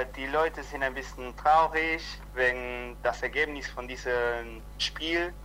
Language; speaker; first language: German; non-native, learner; Spanish